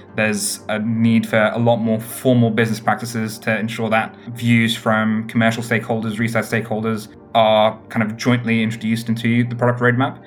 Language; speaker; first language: English; native; English